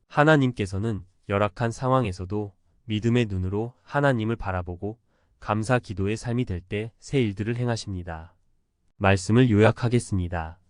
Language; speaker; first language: Korean; native; Korean